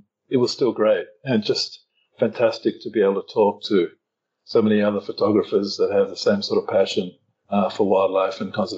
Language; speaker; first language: English; native; English